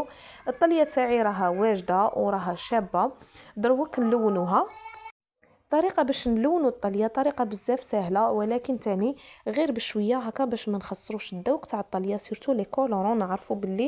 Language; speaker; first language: Arabic; native; Arabic